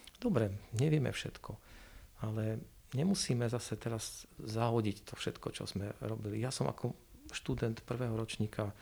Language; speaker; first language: Slovak; native; Slovak